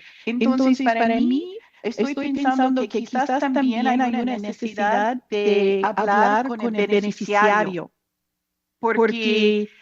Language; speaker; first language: Spanish; non-native, fluent; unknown